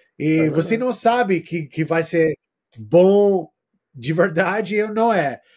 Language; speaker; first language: Portuguese; non-native, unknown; English